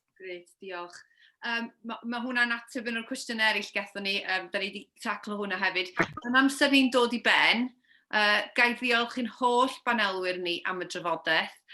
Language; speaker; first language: Welsh; native; Welsh